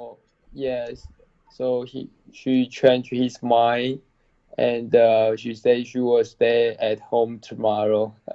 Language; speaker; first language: English; non-native, learner; Chinese